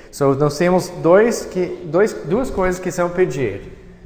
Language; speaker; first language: Portuguese; non-native, fluent; English